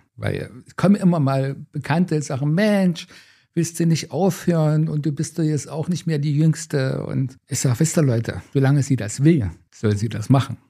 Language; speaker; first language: German; native; German